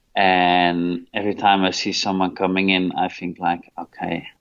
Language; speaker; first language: English; non-native, fluent; Dutch